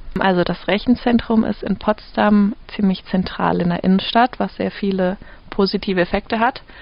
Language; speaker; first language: German; native; German